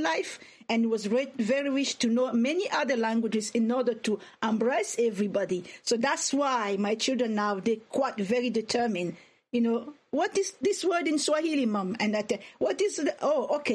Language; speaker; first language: English; non-native, fluent; Swahili